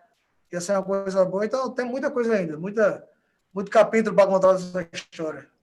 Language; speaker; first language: Portuguese; native; Portuguese